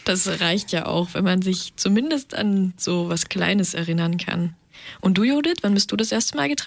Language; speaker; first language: German; native; German